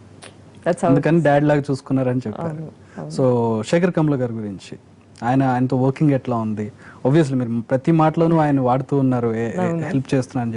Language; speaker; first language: Telugu; native; Telugu